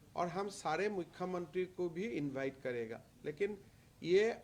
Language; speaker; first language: Hindi; non-native, local second language; Assamese